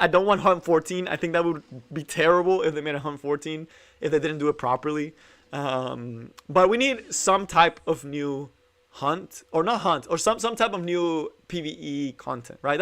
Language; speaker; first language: English; native; English